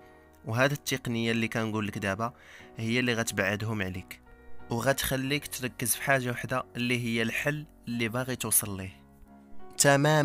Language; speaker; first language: Arabic; native; Arabic